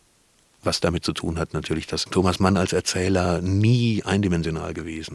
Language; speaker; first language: German; native; German